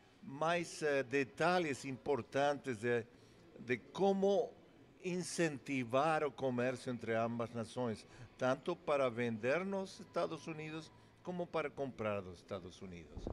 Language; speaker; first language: Portuguese; non-native, fluent; English